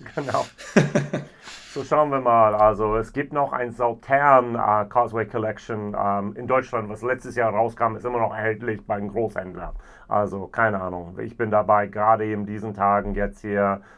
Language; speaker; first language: German; non-native, fluent; English